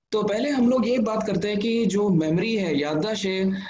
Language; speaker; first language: Hindi; non-native, local second language; Telugu